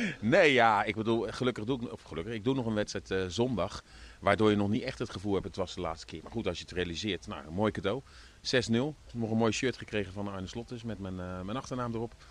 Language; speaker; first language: Dutch; native; Dutch